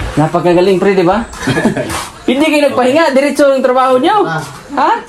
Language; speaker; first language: Filipino; non-native, local second language; Cebuano